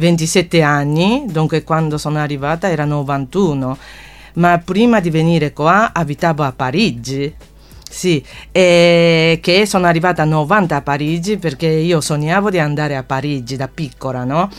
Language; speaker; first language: Italian; non-native, fluent; Japanese